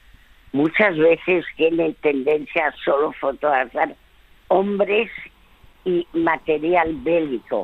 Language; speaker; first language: Spanish; early bilingual, other home language; French